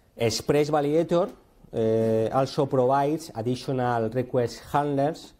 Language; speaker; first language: English; non-native, learner; Spanish